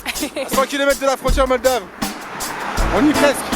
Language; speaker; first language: French; native; French